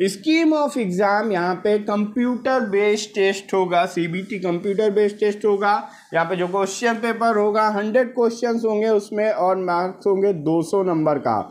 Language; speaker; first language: Hindi; native; Hindi